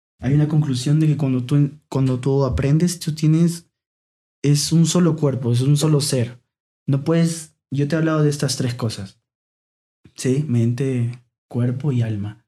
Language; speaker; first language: Spanish; native; Spanish